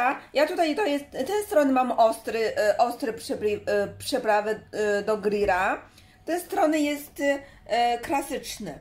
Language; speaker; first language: Polish; non-native, learner; Chinese